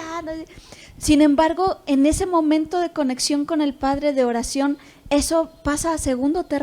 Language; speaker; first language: Spanish; native; Spanish